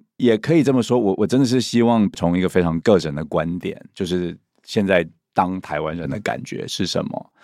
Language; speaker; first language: Chinese; native; Chinese